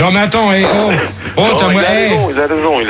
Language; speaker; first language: French; native; French